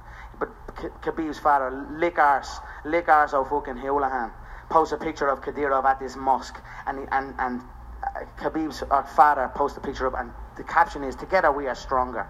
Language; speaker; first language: English; non-native, local second language; Irish